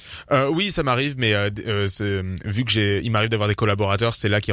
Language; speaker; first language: French; native; French